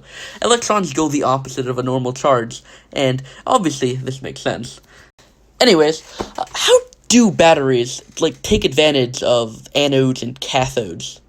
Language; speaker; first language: English; native; English